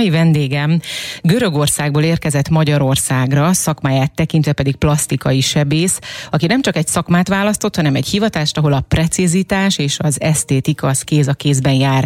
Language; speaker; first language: Hungarian; native; Hungarian